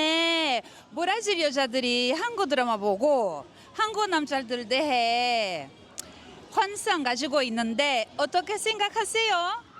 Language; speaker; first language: Korean; non-native, learner; Portuguese